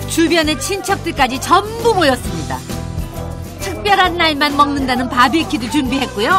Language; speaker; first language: Korean; native; Korean